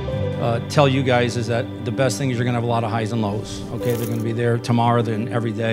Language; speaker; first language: English; native; English